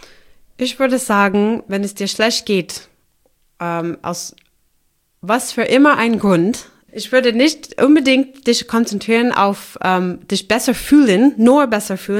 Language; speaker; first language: German; non-native, fluent; English